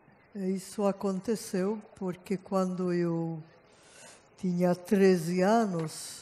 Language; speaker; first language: Portuguese; non-native, fluent; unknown